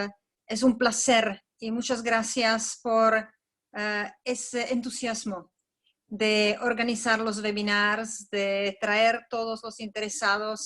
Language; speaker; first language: Spanish; non-native, fluent; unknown